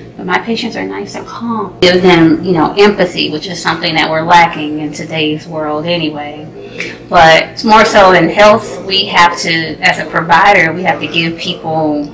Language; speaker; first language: English; native; English